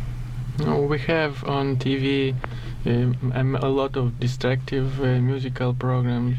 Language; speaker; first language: English; non-native, learner; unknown